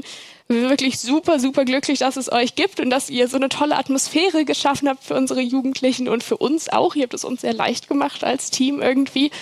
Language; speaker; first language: German; native; German